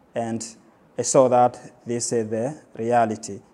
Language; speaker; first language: English; non-native, local second language; Swahili